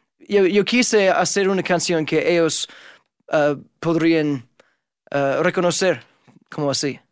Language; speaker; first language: Spanish; non-native, fluent; English